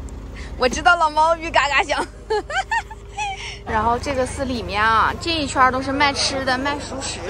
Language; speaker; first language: Chinese; native; Chinese